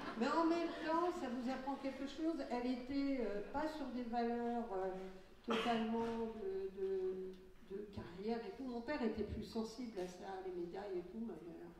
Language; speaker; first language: French; early bilingual, other home language; Catalan